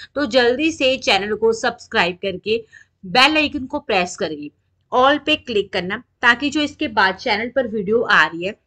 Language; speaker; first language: Hindi; native; Hindi